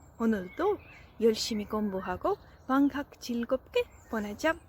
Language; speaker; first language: Korean; non-native, fluent; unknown